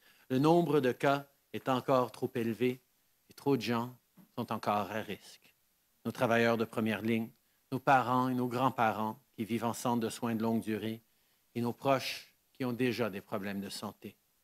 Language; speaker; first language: French; early bilingual, heritage; French